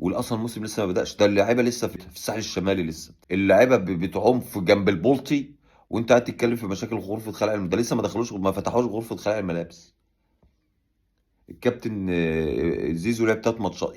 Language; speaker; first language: Arabic; native; Arabic